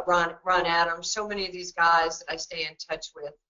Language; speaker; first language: English; native; English